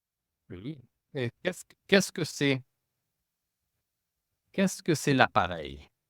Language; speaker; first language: French; non-native, fluent; English